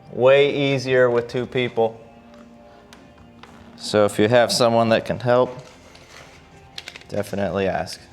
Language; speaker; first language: English; native; English